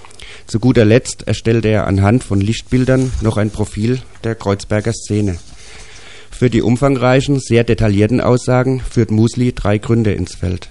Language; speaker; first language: German; native; German